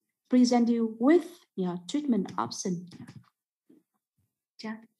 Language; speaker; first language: English; non-native, fluent; Vietnamese